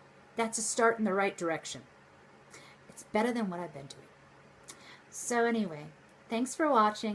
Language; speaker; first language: English; native; English